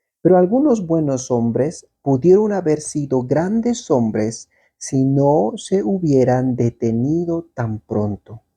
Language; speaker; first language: Spanish; native; Spanish